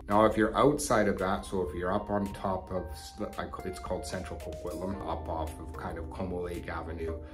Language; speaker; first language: English; native; English